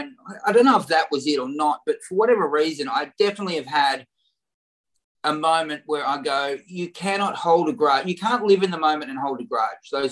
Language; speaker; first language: English; native; English